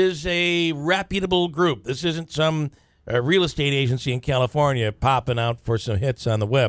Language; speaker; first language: English; native; English